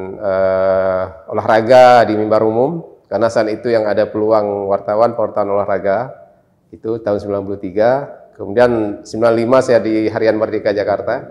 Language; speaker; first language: Indonesian; native; Indonesian